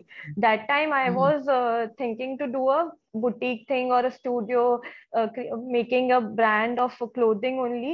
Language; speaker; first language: English; non-native, local second language; Hindi